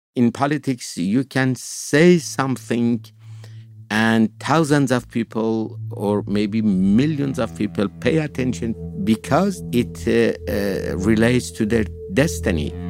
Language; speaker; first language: English; non-native, fluent; Persian